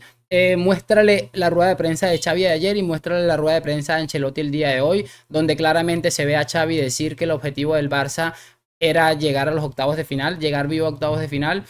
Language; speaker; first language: Spanish; native; Spanish